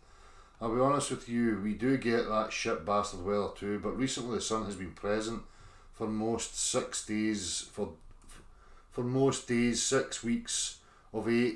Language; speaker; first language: English; native; English